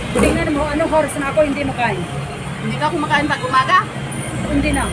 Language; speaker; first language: Filipino; non-native, learner; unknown